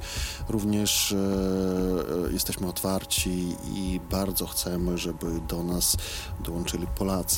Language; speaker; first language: Polish; non-native, fluent; Belarusian